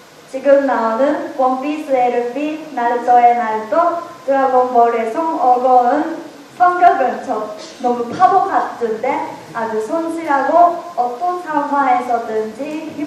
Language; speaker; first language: Korean; non-native, learner; Japanese